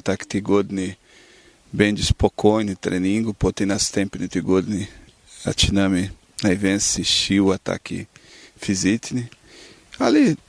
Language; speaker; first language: Polish; non-native, learner; Portuguese